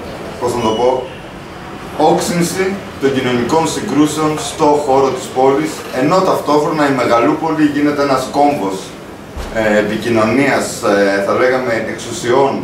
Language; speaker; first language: Greek; native; Greek